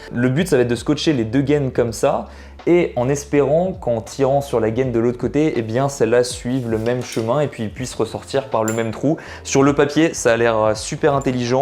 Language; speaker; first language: French; native; French